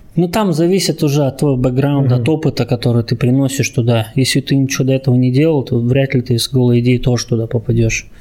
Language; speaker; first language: Russian; native; Russian